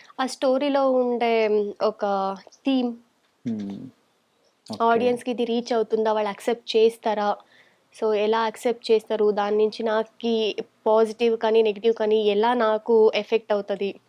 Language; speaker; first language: Telugu; non-native, local second language; Kannada